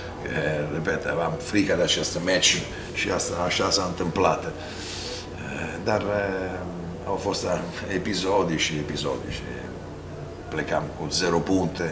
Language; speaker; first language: Romanian; non-native, fluent; Italian